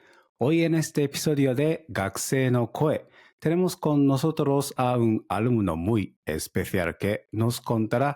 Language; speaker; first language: Spanish; non-native, fluent; Japanese